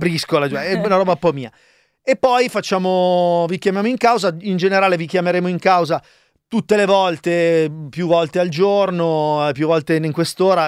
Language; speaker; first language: Italian; native; Italian